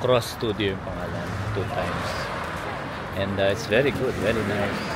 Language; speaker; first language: English; non-native, local second language; Filipino